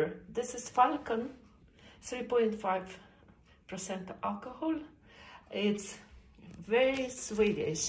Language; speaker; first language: English; non-native, learner; Russian